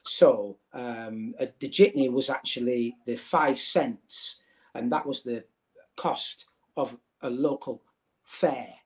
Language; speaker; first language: English; native; English